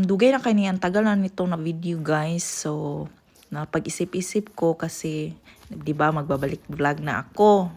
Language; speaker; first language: Filipino; non-native, local second language; Cebuano